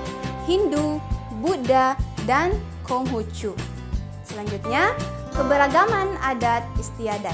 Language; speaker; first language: Indonesian; native; Indonesian